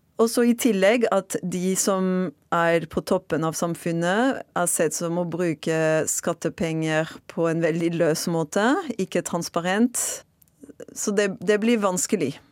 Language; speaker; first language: Norwegian; non-native, fluent; French